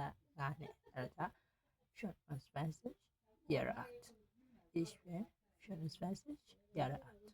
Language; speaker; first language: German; non-native, learner; Burmese